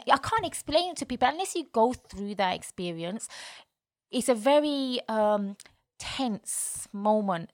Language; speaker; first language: English; early bilingual, other home language; Bangla